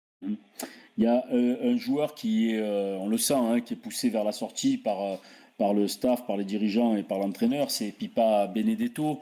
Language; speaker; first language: French; native; French